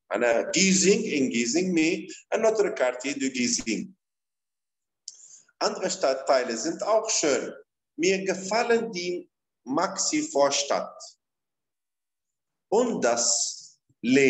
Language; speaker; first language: German; non-native, fluent; Arabic